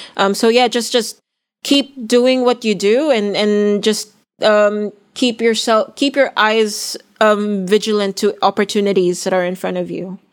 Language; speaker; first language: English; non-native, local second language; Filipino